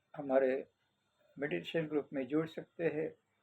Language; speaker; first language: Hindi; non-native, local second language; Marathi